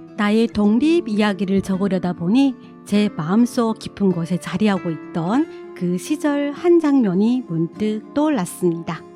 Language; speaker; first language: Korean; non-native, fluent; Chinese